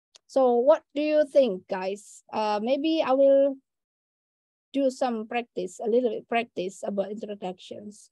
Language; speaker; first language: English; non-native, fluent; Indonesian